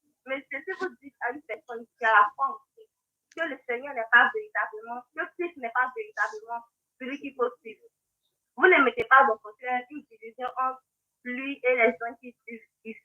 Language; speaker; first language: French; non-native, local second language; Fula